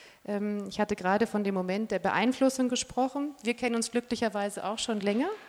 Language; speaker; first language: German; native; German